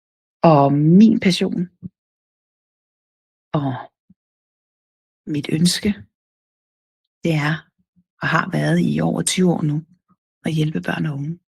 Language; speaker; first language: Danish; native; Danish